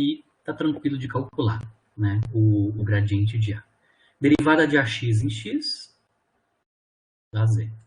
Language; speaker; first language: Portuguese; native; Portuguese